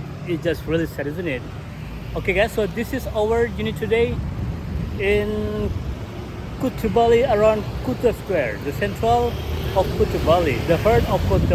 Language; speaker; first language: English; non-native, learner; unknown